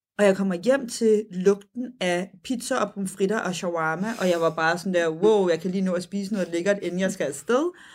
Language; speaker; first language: Danish; early bilingual, other home language; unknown